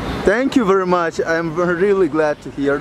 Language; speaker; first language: English; non-native, fluent; Russian